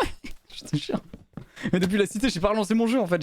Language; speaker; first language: French; native; French